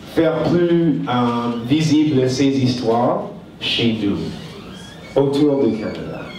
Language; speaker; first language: French; non-native, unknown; English